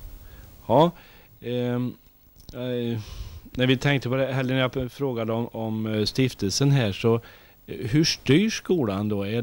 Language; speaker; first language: Swedish; native; Swedish